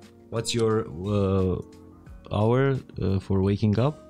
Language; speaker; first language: English; non-native, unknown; Romanian